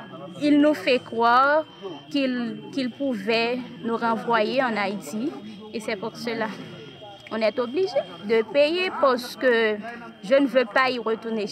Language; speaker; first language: French; non-native, local second language; Haitian Creole